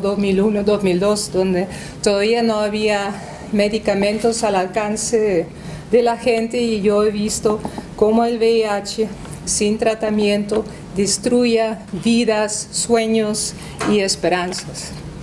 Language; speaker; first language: Spanish; non-native, fluent; Dutch